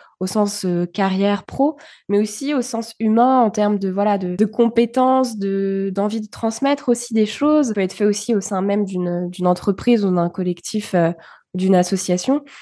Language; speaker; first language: French; early bilingual, other home language; Bulgarian